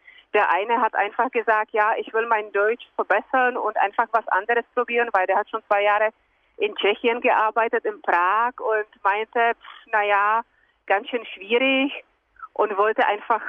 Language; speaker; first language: German; non-native, fluent; Czech